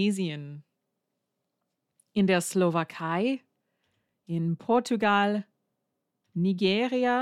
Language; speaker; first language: German; non-native, fluent; English